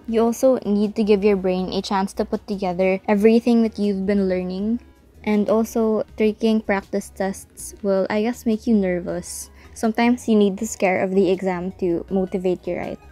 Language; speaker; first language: English; non-native, local second language; Filipino